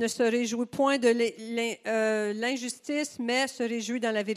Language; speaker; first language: French; native; French